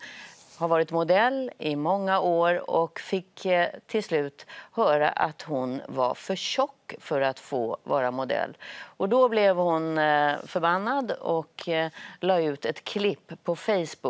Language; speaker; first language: Swedish; native; Swedish